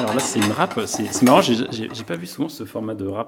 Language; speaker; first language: French; native; French